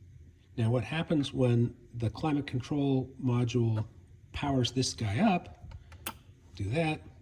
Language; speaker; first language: English; native; English